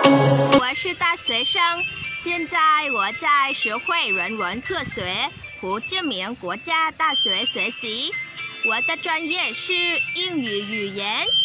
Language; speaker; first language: Chinese; non-native, learner; Vietnamese